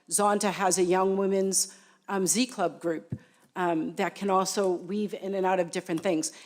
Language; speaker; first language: English; native; English